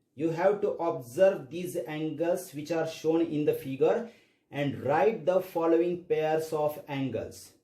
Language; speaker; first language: English; non-native, local second language; Marathi